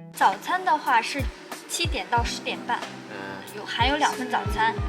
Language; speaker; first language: Chinese; non-native, fluent; Thai